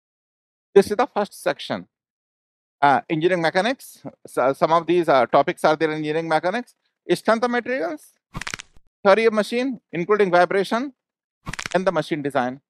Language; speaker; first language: English; non-native, local second language; Hindi